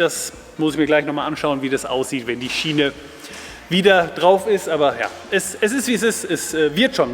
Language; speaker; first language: German; native; German